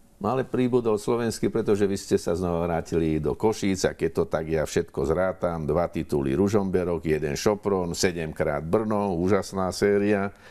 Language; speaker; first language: Slovak; native; Slovak